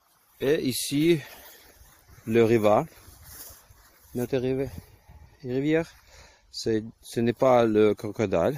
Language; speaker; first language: French; non-native, learner; Ukrainian